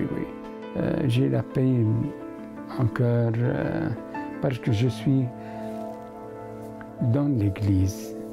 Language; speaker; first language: French; non-native, fluent; Arabic